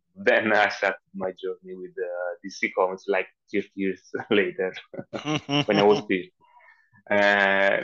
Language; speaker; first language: English; non-native, fluent; Italian